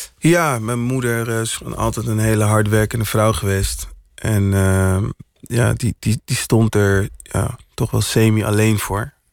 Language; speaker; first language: Dutch; early bilingual, other home language; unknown